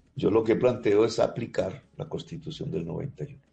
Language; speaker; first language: Spanish; native; Spanish